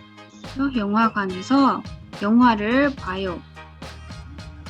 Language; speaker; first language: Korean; non-native, fluent; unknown